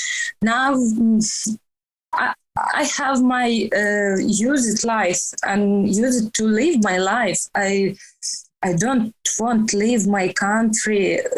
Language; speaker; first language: English; non-native, learner; Ukrainian